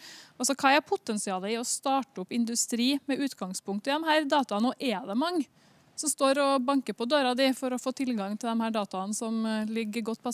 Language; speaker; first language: Norwegian; native; Norwegian